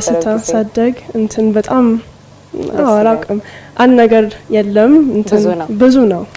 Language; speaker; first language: Amharic; early bilingual, heritage; Amharic